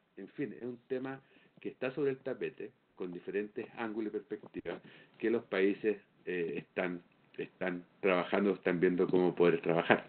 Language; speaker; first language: Spanish; native; Spanish